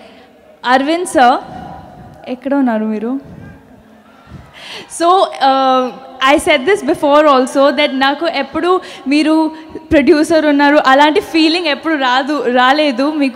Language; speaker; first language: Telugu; non-native, fluent; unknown